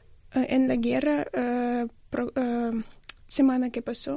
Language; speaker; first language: Spanish; non-native, learner; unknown